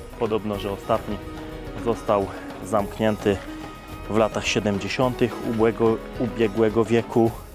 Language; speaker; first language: Polish; native; Polish